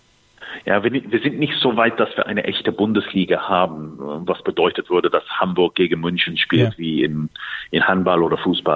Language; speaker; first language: German; non-native, fluent; English